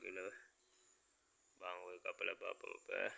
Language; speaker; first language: Tamil; native; Tamil